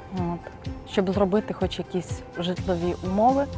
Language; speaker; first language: Ukrainian; native; Ukrainian